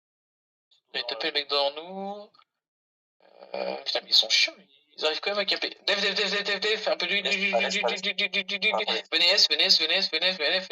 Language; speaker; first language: French; native; French